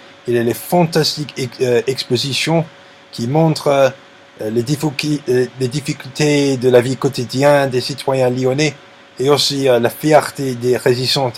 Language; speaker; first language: French; non-native, learner; English